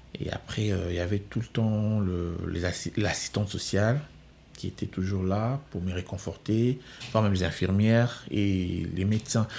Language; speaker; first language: French; non-native, local second language; Lingala